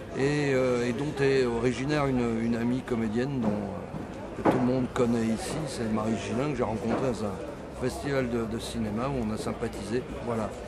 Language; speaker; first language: French; native; French